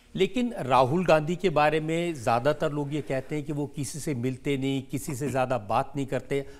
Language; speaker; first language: Hindi; native; Hindi